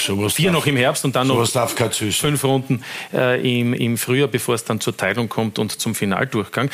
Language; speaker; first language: German; native; German